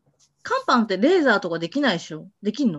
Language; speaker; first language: Japanese; native; Japanese